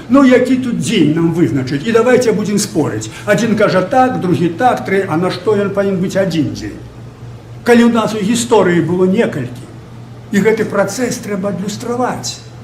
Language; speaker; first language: Belarusian; native; Belarusian